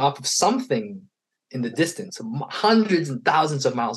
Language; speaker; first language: English; native; English